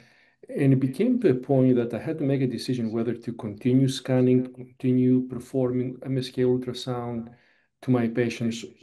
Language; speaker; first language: English; non-native, fluent; Greek